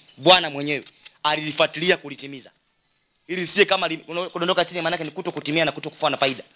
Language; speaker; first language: Swahili; native; Swahili